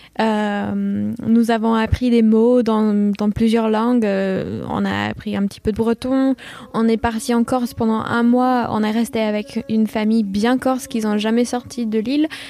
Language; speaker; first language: French; non-native, fluent; English